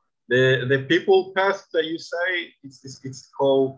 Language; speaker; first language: English; non-native, fluent; Spanish